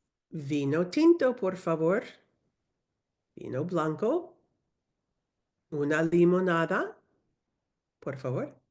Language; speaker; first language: Spanish; non-native, learner; English